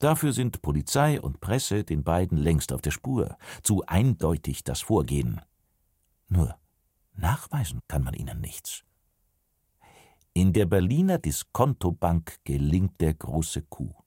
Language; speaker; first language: German; native; German